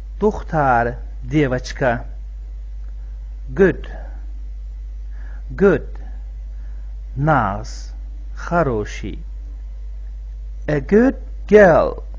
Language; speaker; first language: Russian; non-native, local second language; Tajik